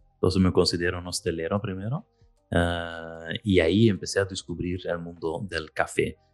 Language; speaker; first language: Spanish; non-native, fluent; Dutch